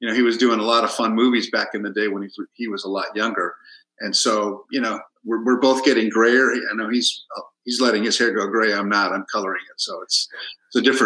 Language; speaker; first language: English; early bilingual, other home language; Spanish